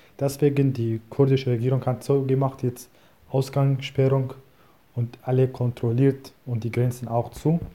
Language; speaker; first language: German; non-native, learner; Kurdish